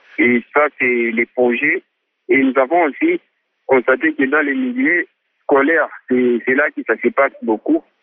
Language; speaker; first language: French; non-native, local second language; Swahili